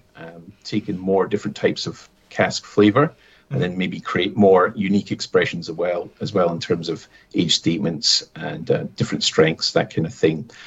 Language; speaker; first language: English; native; English